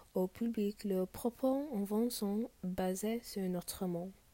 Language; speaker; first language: French; non-native, fluent; English